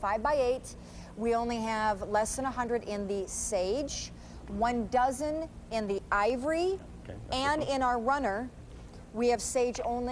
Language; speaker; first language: English; native; English